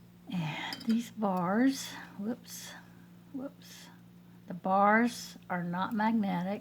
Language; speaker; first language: English; native; English